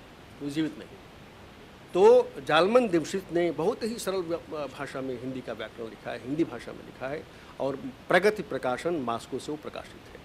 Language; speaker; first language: Hindi; native; Hindi